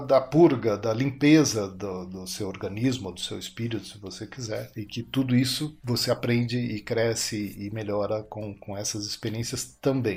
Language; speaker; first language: Portuguese; native; Portuguese